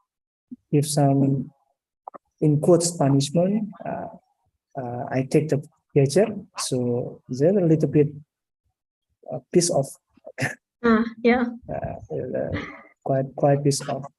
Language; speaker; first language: English; non-native, learner; Indonesian